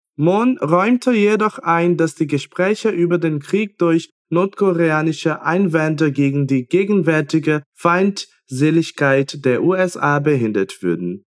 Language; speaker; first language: German; non-native, fluent; Portuguese